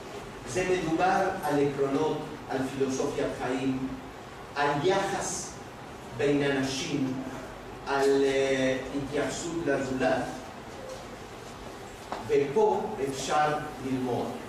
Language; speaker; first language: Hebrew; non-native, fluent; Spanish